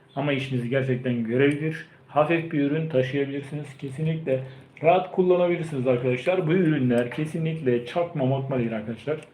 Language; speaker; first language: Turkish; early bilingual, heritage; Turkish